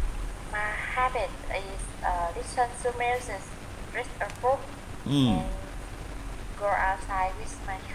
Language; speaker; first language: English; non-native, learner; Vietnamese